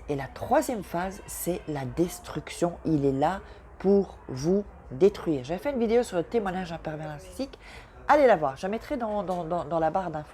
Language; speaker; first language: French; native; French